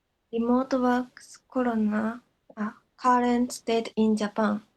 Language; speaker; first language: English; non-native, learner; Japanese